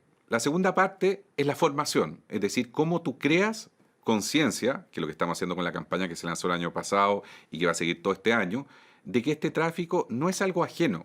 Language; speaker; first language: Spanish; native; Spanish